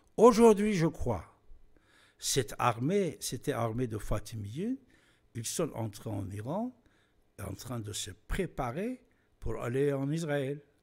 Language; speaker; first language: French; non-native, fluent; Persian